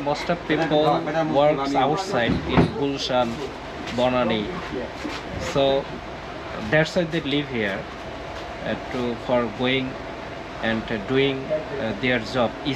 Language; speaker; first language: English; non-native, learner; Bangla